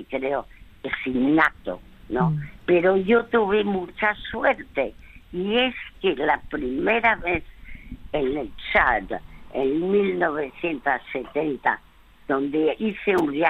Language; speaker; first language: Spanish; early bilingual, other home language; French